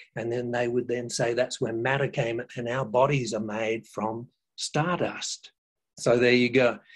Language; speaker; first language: English; native; English